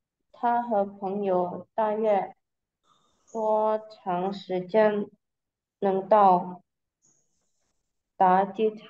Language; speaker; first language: Chinese; non-native, learner; Indonesian